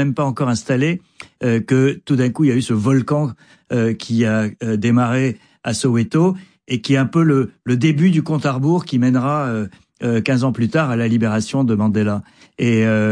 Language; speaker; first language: French; native; French